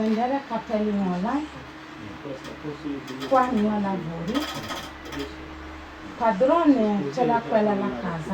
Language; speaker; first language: Italian; non-native, learner; Nigerian Pidgin